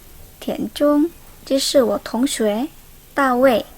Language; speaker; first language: Chinese; non-native, learner; Indonesian